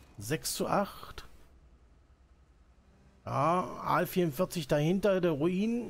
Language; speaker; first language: German; native; German